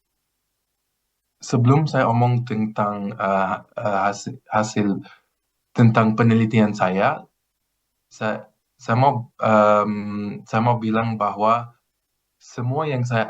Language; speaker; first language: Indonesian; non-native, fluent; Greek